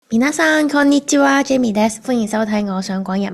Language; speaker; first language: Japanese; non-native, fluent; Cantonese